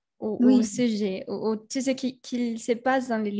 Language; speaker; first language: French; non-native, learner; Spanish